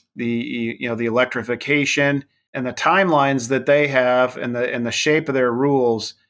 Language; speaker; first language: English; native; English